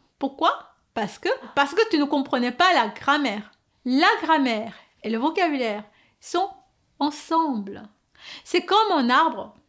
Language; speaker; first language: French; non-native, fluent; Korean